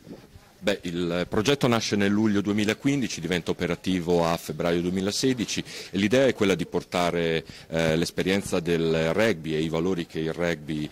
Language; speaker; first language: Italian; native; Italian